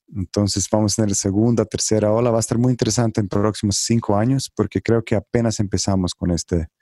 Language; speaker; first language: Spanish; non-native, fluent; Croatian